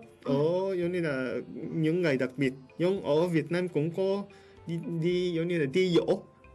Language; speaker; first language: Vietnamese; non-native, fluent; Japanese